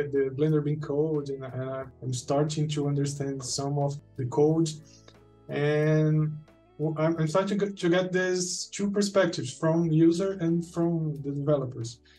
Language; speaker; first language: English; non-native, fluent; Portuguese